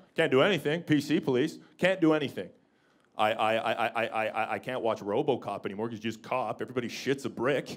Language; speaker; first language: English; native; English